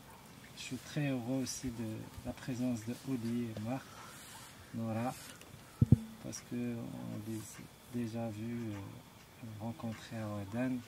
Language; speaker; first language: French; non-native, local second language; Arabic